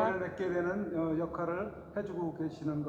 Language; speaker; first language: Korean; native; Korean